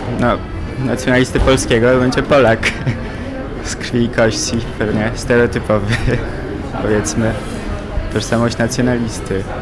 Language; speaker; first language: Polish; non-native, fluent; Armenian